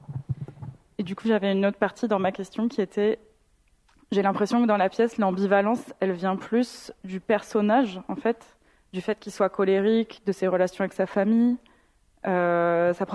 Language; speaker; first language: French; native; French